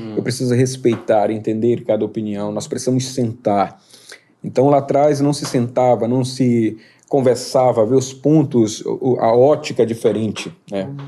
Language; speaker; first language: Portuguese; native; Portuguese